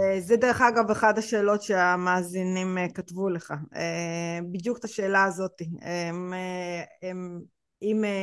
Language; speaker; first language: Hebrew; native; Hebrew